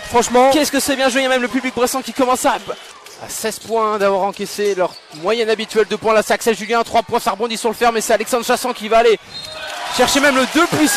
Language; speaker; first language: French; native; French